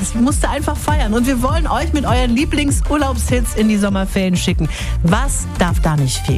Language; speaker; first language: German; native; German